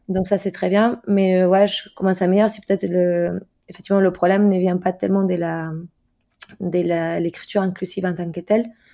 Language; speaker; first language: French; non-native, fluent; Spanish